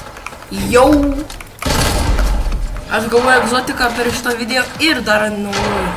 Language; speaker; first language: Lithuanian; early bilingual, heritage; Lithuanian